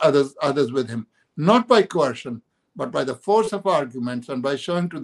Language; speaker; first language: English; non-native, local second language; Punjabi